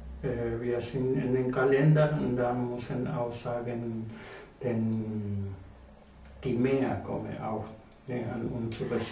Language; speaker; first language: German; non-native, learner; Spanish